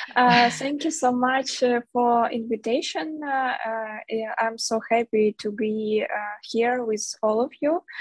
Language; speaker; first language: English; non-native, fluent; Ukrainian